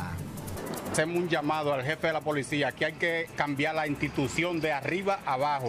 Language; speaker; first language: Spanish; native; Spanish